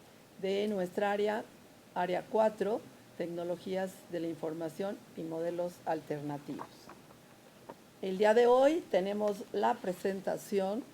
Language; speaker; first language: Spanish; native; Spanish